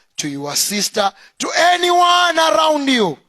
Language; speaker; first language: English; non-native, local second language; Swahili